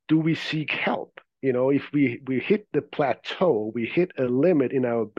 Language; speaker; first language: English; non-native, fluent; Swiss German